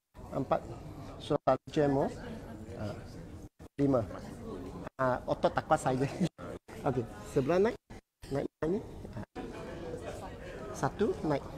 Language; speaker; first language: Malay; non-native, local second language; Chinese